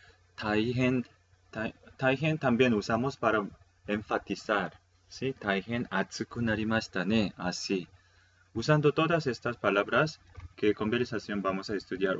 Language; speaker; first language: Spanish; non-native, fluent; Korean